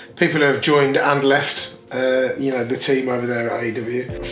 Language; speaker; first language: English; native; English